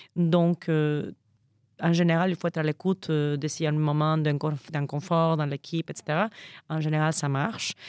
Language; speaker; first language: French; non-native, fluent; Spanish